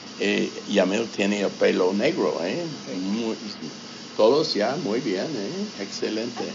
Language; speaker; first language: Spanish; non-native, fluent; English